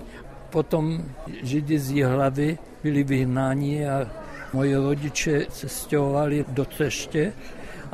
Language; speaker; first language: Czech; non-native, local second language; German